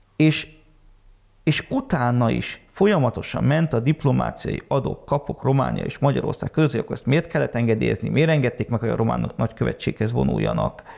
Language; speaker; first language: Hungarian; early bilingual, heritage; Hungarian